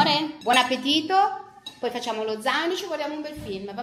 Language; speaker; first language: Italian; native; Italian